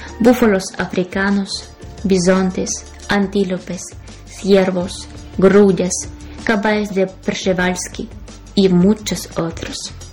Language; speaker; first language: Spanish; non-native, fluent; Ukrainian